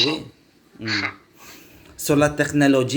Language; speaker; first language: French; non-native, learner; Indonesian